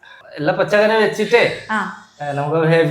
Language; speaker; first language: Malayalam; non-native, local second language; Bangla